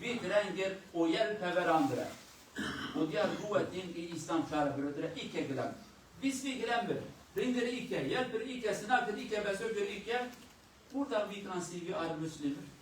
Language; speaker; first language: Norwegian; non-native, learner; Kurdish